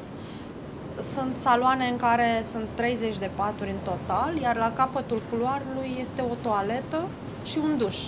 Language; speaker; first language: Romanian; native; Romanian